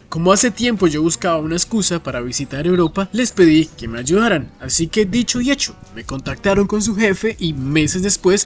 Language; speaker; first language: Spanish; native; Spanish